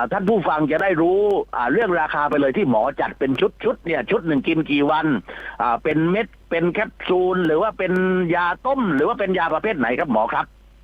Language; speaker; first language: Thai; native; Thai